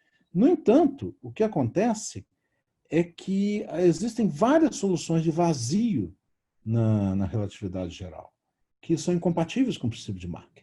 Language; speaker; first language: Portuguese; native; Portuguese